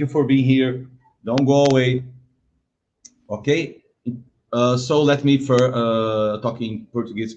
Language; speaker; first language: English; non-native, learner; Portuguese